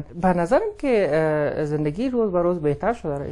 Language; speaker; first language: Persian; native; Persian